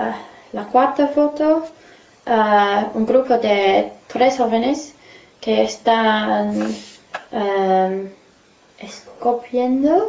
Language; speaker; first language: Spanish; non-native, learner; English